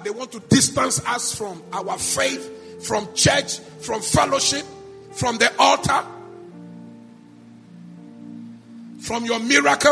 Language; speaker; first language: English; non-native, local second language; Akan